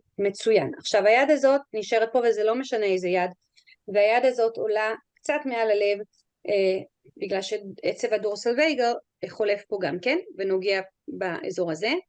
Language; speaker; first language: Hebrew; non-native, fluent; English